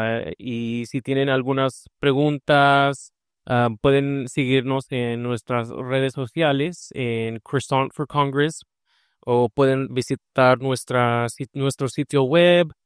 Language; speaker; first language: Spanish; early bilingual, heritage; Spanish